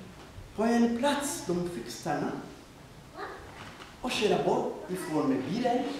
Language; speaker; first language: Swedish; non-native, fluent; Rundi